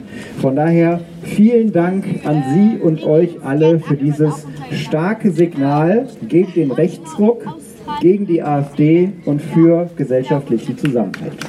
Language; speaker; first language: German; native; German